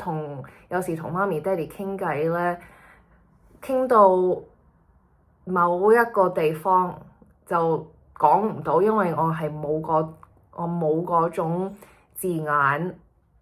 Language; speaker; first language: Cantonese; early bilingual, heritage; Cantonese